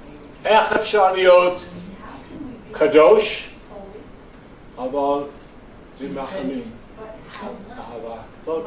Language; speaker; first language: Hebrew; non-native, fluent; English